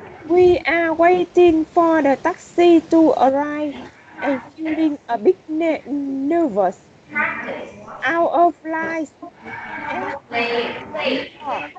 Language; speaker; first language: English; non-native, learner; Vietnamese